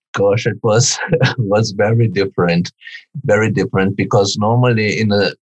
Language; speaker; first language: English; non-native, fluent; Portuguese